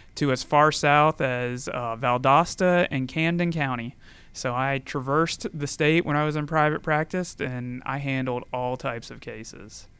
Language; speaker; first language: English; native; English